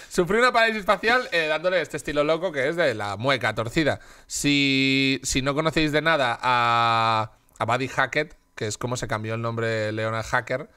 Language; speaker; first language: Spanish; native; Spanish